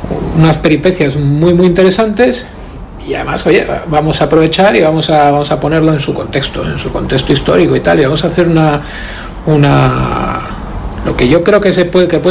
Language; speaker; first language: Spanish; native; Spanish